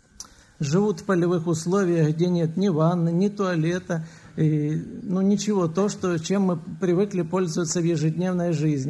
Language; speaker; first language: Russian; native; Russian